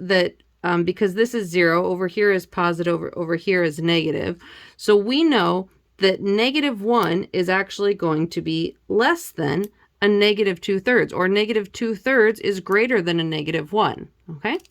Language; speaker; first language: English; native; English